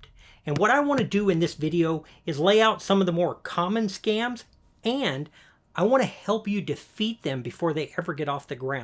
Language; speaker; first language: English; native; English